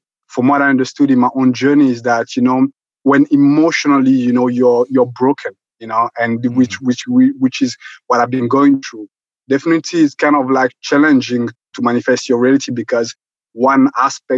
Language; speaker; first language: English; non-native, local second language; Kinyarwanda